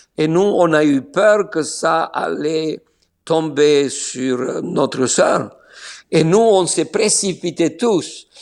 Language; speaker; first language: French; non-native, fluent; Slovenian